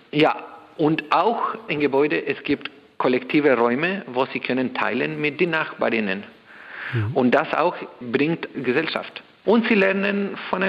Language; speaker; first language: German; non-native, learner; Spanish